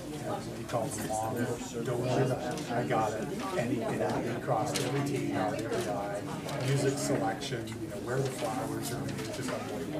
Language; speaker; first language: English; native; English